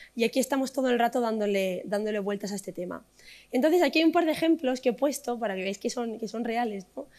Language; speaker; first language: Spanish; native; Spanish